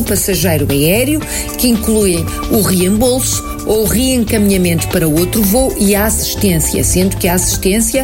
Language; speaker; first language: Portuguese; native; Portuguese